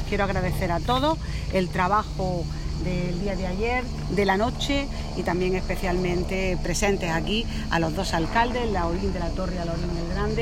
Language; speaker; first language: Spanish; native; Spanish